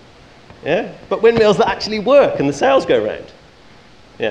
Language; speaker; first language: English; native; English